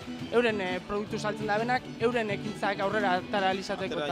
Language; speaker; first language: Basque; native; Basque